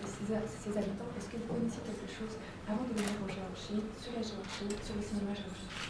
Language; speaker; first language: French; non-native, learner; Georgian